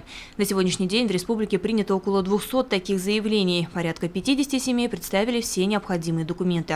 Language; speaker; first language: Russian; native; Russian